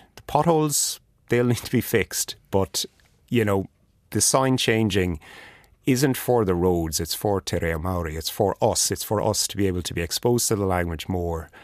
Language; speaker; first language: English; native; English